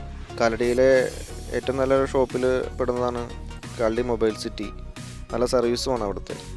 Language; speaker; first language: Malayalam; native; Malayalam